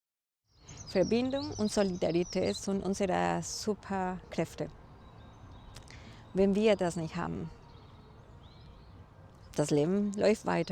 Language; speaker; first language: German; non-native, fluent; Spanish